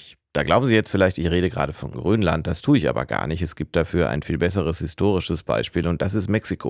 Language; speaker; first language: German; native; German